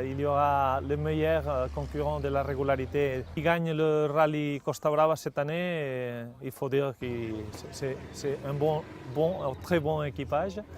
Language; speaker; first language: French; non-native, fluent; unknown